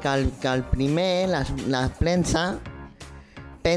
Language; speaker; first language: Catalan; non-native, local second language; Spanish